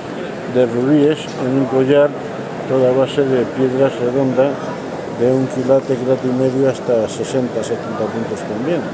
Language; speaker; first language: Spanish; native; Spanish